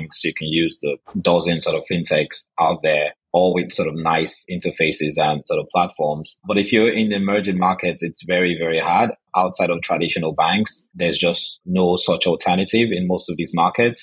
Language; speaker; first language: English; non-native, local second language; Yoruba